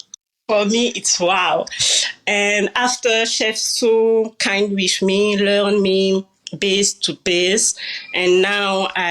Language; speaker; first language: English; non-native, learner; French